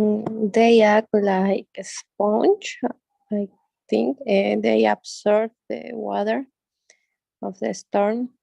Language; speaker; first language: English; non-native, learner; Spanish